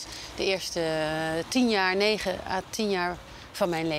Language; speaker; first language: Dutch; native; Dutch